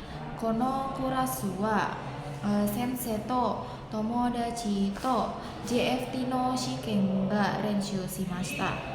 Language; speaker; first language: Japanese; non-native, learner; Indonesian